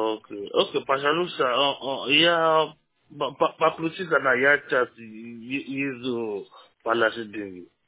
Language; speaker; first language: Russian; non-native, learner; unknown